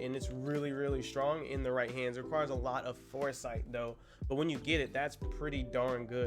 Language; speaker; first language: English; native; English